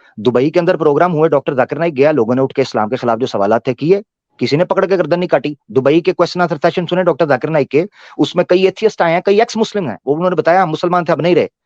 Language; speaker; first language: Urdu; native; Urdu